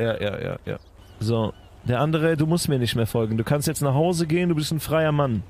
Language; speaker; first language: German; native; German